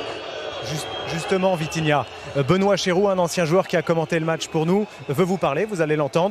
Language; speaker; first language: French; native; French